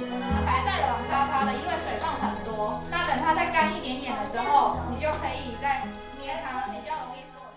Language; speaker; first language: Chinese; native; Chinese